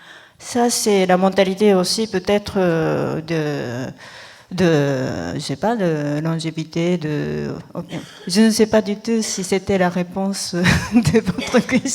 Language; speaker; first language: French; non-native, fluent; Japanese